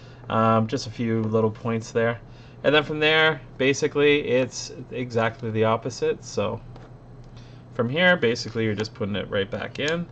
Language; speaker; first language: English; native; English